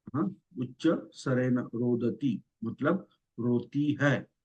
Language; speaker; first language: Hindi; non-native, local second language; Marathi